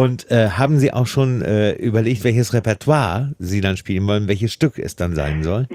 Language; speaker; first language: German; native; German